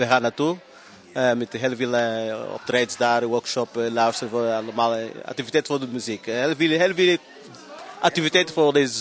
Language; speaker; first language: Dutch; non-native, learner; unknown